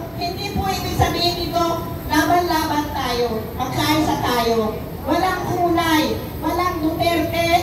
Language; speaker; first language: Filipino; native; Filipino